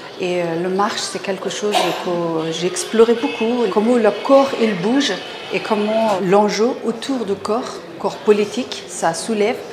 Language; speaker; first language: French; non-native, fluent; Persian